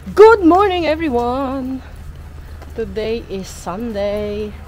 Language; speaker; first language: English; non-native, local second language; Filipino